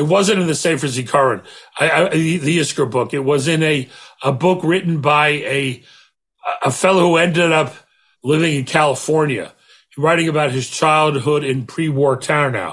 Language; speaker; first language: English; native; English